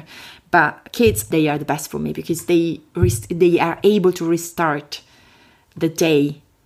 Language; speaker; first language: English; non-native, fluent; Italian